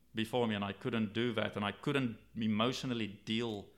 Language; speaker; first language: English; native; English